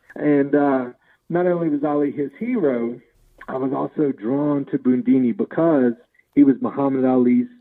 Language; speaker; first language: English; native; English